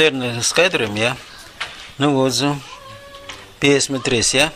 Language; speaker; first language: Latvian; non-native, local second language; Russian